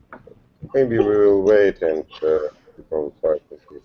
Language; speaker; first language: English; non-native, learner; Russian